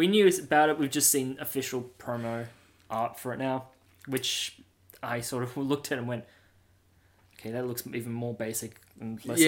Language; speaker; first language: English; native; English